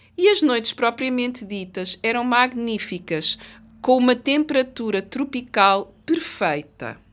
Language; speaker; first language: Portuguese; native; Portuguese